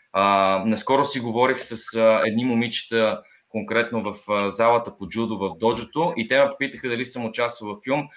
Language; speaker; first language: Bulgarian; native; Bulgarian